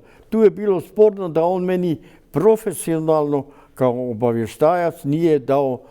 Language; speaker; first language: Croatian; native; Croatian